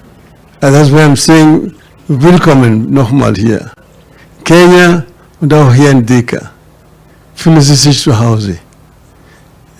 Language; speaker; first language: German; non-native, learner; Luo (Kenya and Tanzania)